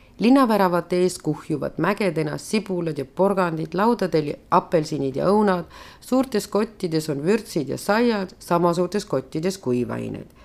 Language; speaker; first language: Estonian; native; Estonian